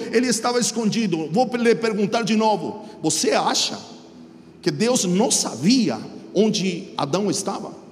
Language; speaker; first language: Portuguese; non-native, fluent; Spanish